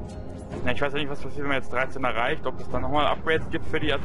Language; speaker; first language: German; native; German